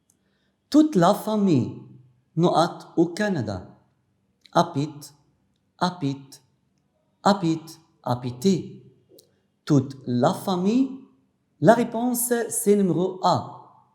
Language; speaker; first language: French; non-native, fluent; Arabic